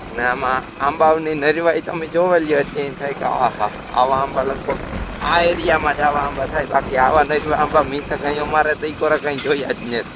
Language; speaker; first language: Gujarati; native; Gujarati